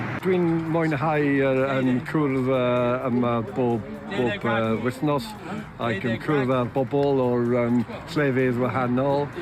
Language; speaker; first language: Welsh; non-native, learner; English